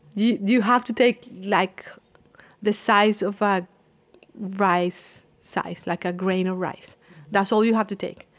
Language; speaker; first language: English; non-native, fluent; Spanish